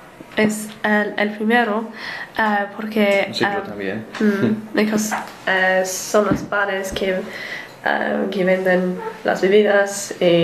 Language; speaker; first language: Spanish; non-native, learner; English